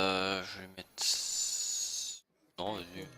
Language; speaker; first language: French; native; French